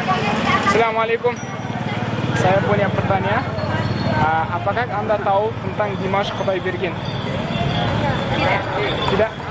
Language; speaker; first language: Indonesian; non-native, learner; Kazakh